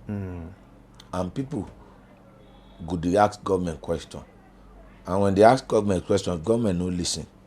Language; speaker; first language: Nigerian Pidgin; non-native, local second language; Yoruba